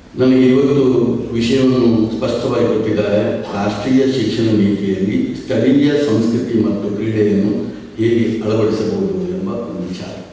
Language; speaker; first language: Kannada; non-native, local second language; Tulu